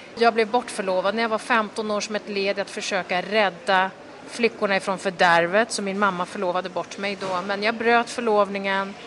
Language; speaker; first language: Swedish; early bilingual, other home language; Kurdish